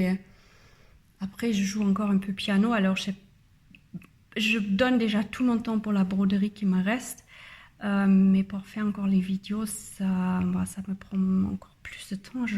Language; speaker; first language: French; non-native, learner; German